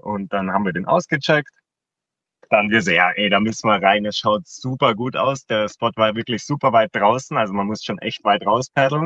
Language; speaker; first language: German; native; German